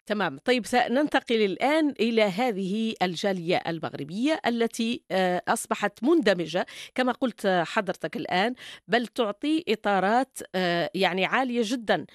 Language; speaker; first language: Arabic; native; Arabic